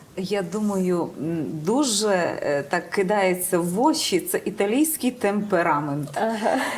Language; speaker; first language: Ukrainian; native; Ukrainian